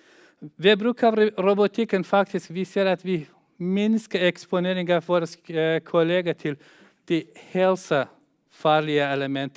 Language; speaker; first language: Norwegian; non-native, fluent; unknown